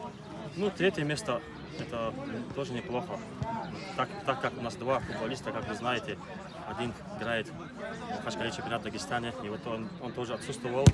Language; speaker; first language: Russian; non-native, local second language; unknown